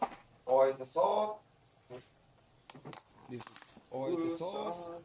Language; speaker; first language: English; non-native, learner; Thai